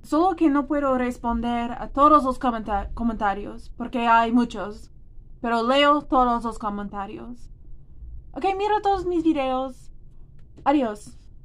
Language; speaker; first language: Spanish; non-native, fluent; English